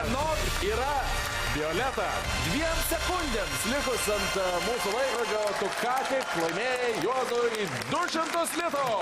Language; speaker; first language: Lithuanian; native; Lithuanian